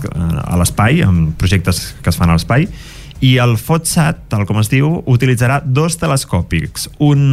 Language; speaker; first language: Catalan; native; Catalan